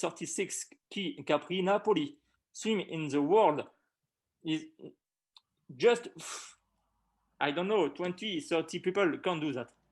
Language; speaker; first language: English; non-native, learner; French